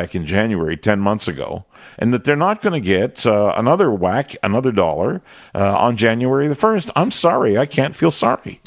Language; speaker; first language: English; native; English